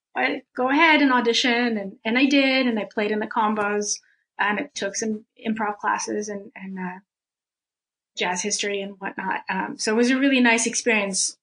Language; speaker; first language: English; early bilingual, other home language; Russian